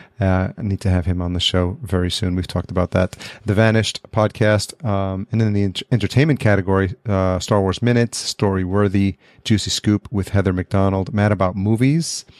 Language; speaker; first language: English; early bilingual, other home language; Spanish